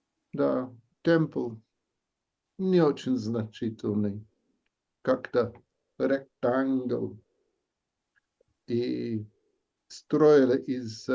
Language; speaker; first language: Russian; non-native, learner; English